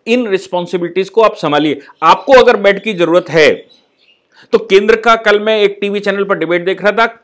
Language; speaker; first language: Hindi; native; Hindi